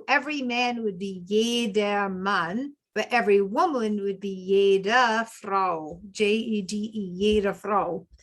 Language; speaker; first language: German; non-native, fluent; English